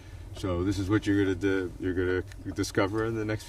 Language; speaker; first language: English; native; English